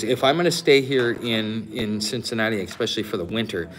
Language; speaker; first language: English; native; English